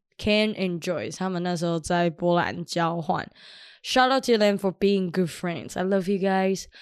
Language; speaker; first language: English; non-native, fluent; Chinese